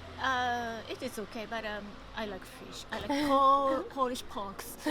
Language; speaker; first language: English; non-native, fluent; Japanese